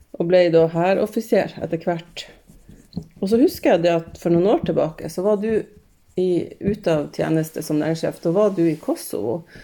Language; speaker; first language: Norwegian; native; Norwegian